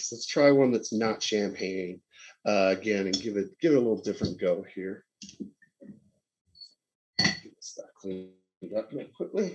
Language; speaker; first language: English; native; English